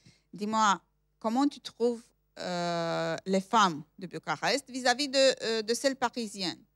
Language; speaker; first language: French; non-native, fluent; Romanian